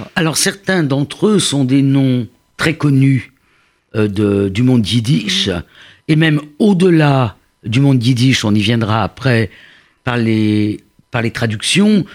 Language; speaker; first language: French; native; French